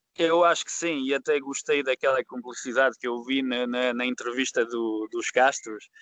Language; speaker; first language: Portuguese; early bilingual, heritage; Portuguese